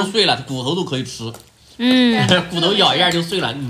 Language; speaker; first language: Chinese; native; Chinese